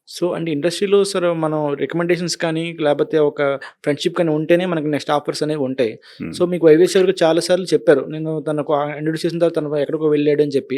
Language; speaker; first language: Telugu; native; Telugu